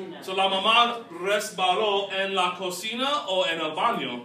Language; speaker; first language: Spanish; non-native, fluent; English